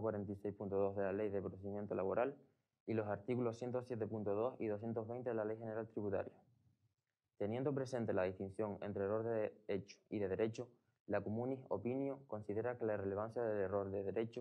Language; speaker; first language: Spanish; native; Spanish